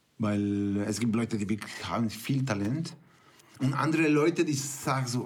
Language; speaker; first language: German; non-native, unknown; Spanish